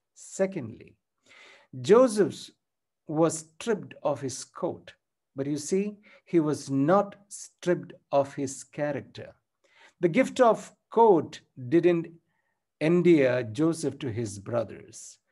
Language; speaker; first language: English; non-native, local second language; Malayalam